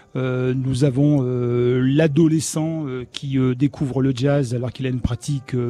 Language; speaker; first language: French; native; French